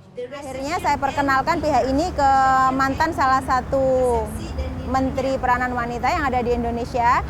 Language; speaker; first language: Indonesian; native; Indonesian